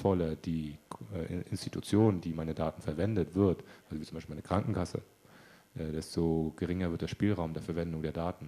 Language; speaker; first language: German; native; German